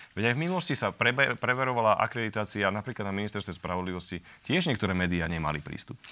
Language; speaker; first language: Slovak; native; Slovak